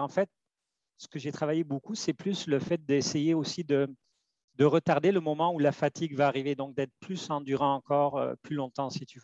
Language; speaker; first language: French; native; French